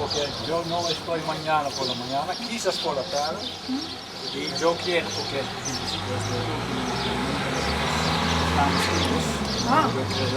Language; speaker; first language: Spanish; non-native, learner; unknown